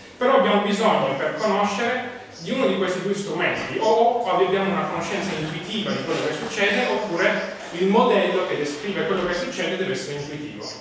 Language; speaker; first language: Italian; native; Italian